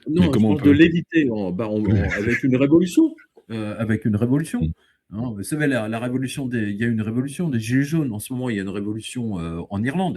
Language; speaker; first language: French; native; French